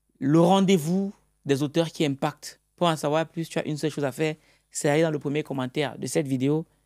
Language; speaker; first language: French; native; French